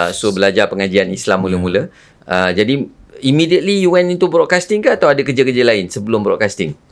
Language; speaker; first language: Malay; native; Malay